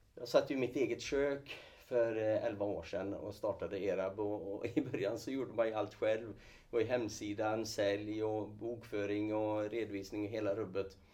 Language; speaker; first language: Swedish; early bilingual, other home language; Kurdish